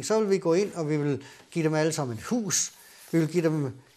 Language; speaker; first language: Danish; native; Danish